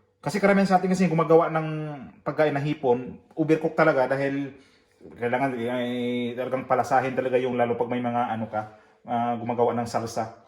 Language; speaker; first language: Filipino; native; Filipino